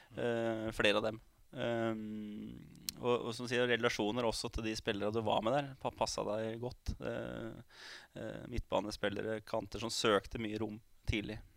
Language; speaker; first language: Norwegian; native; Norwegian